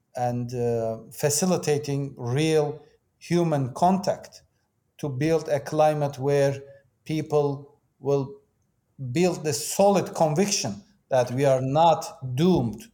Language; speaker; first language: English; non-native, fluent; Turkish